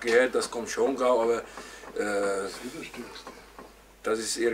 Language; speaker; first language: German; non-native, fluent; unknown